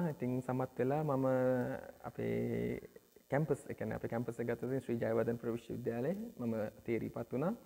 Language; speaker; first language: Sinhala; early bilingual, other home language; Nepali